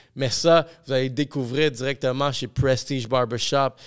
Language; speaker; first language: French; non-native, fluent; English